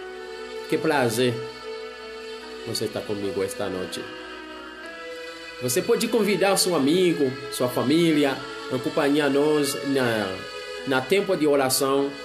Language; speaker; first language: Portuguese; non-native, learner; Haitian Creole